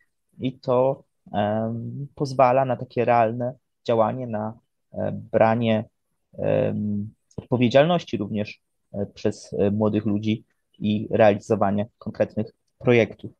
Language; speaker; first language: Polish; native; Polish